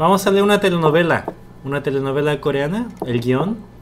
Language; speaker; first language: Spanish; non-native, fluent; Korean